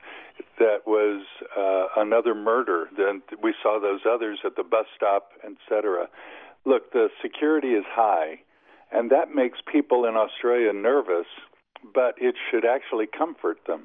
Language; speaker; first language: English; native; English